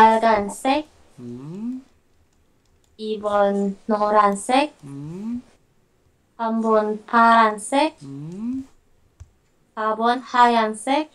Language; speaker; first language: Korean; non-native, learner; Indonesian